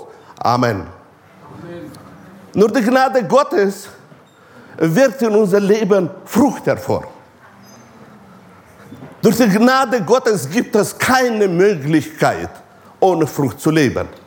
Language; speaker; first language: German; non-native, fluent; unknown